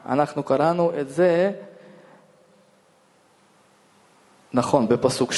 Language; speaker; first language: Hebrew; non-native, fluent; Russian